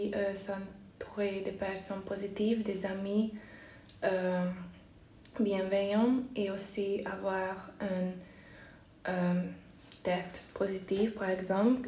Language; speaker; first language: French; non-native, fluent; Hungarian